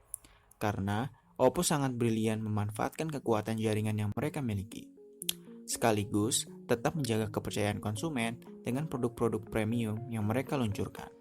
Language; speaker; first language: Indonesian; native; Indonesian